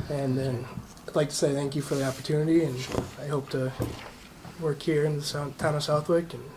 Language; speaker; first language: English; native; English